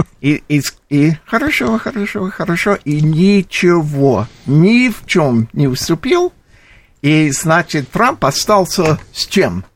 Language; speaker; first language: Russian; non-native, fluent; English